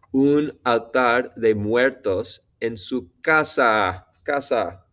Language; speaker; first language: Spanish; non-native, fluent; English